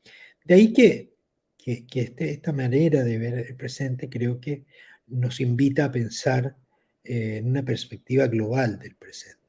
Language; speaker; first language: Spanish; native; Spanish